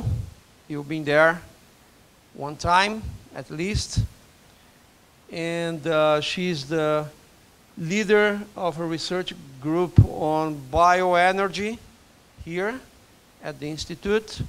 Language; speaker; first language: English; non-native, fluent; Portuguese